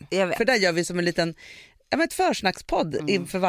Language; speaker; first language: Swedish; native; Swedish